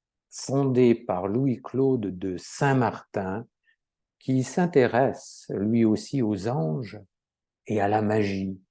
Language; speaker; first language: French; native; French